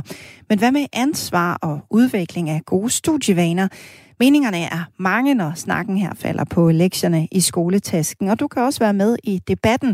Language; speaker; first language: Danish; native; Danish